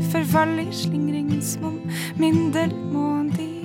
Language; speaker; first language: Norwegian; native; Norwegian